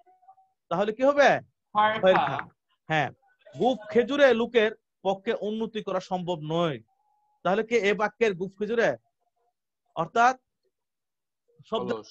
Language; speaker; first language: Bangla; native; Bangla